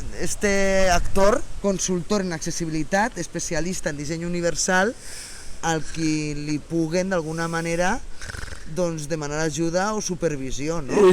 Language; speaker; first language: Catalan; native; Catalan